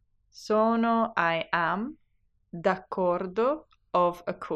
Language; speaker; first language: Italian; non-native, learner; English